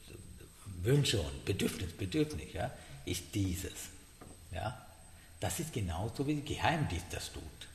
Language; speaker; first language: German; non-native, learner; Sinhala